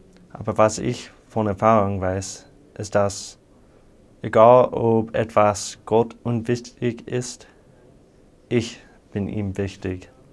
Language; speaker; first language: German; non-native, fluent; English